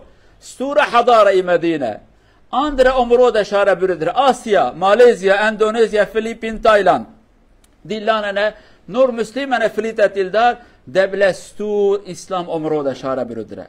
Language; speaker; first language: Norwegian; non-native, learner; Kurdish